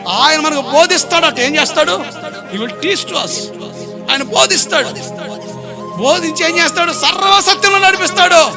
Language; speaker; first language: Telugu; non-native, local second language; Koya